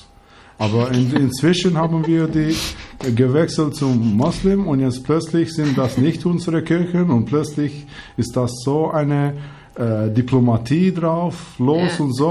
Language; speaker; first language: German; non-native, learner; Albanian